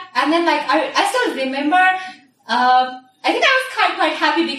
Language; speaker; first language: English; non-native, fluent; Nepali